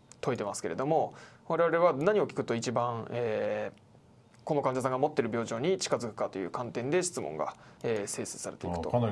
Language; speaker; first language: Japanese; native; Japanese